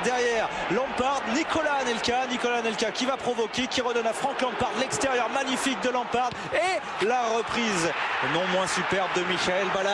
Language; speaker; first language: French; native; French